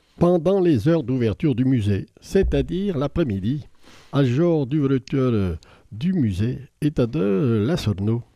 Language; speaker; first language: French; native; French